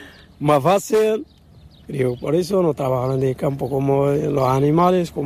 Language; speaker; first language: Spanish; non-native, learner; Arabic